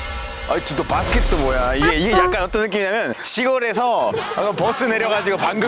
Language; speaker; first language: Korean; non-native, fluent; Spanish